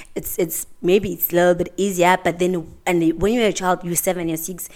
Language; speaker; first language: English; non-native, local second language; Xhosa